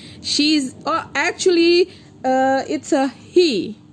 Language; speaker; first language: English; non-native, local second language; Indonesian